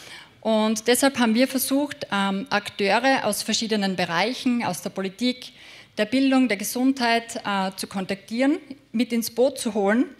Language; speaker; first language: German; native; German